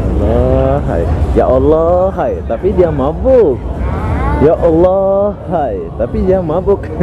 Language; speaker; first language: Indonesian; native; Indonesian